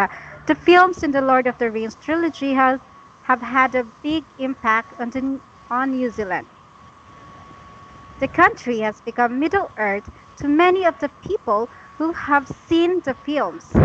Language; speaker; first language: English; non-native, fluent; Cebuano